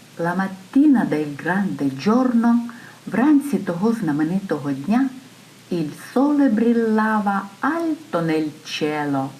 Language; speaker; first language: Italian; non-native, fluent; Ukrainian